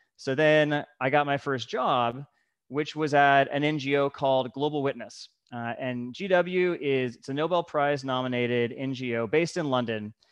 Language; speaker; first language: English; native; English